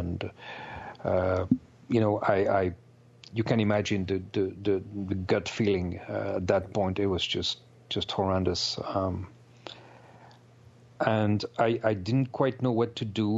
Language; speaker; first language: English; non-native, fluent; French